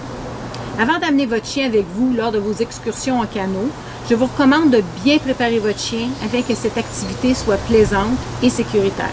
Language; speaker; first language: French; native; French